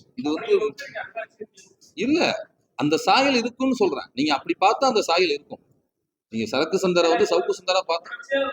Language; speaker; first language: Tamil; native; Tamil